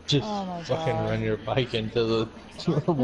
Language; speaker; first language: English; native; English